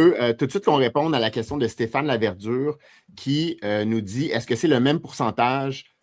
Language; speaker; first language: French; native; French